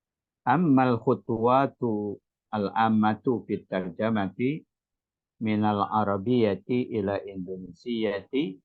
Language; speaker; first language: Arabic; non-native, fluent; Indonesian